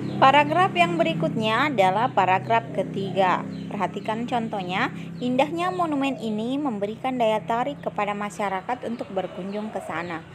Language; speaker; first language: Indonesian; native; Indonesian